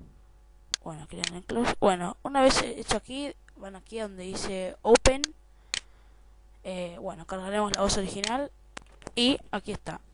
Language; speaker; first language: Spanish; native; Spanish